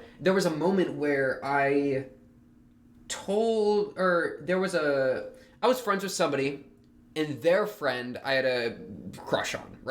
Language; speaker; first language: English; native; English